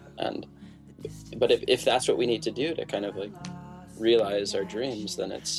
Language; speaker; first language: English; native; English